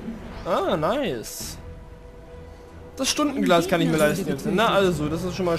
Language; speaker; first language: German; native; German